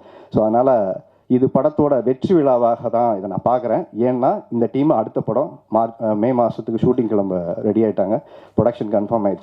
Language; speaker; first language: Tamil; native; Tamil